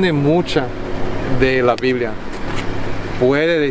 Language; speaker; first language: Spanish; non-native, fluent; English